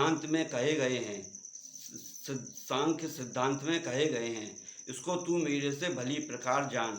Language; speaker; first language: Hindi; native; Hindi